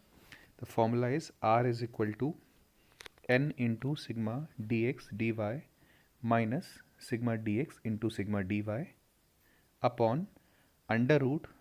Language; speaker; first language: English; non-native, local second language; Hindi